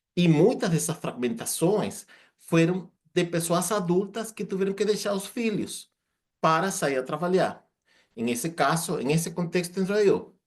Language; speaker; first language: Portuguese; non-native, fluent; Spanish